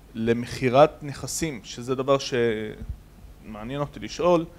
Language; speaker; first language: Hebrew; native; Hebrew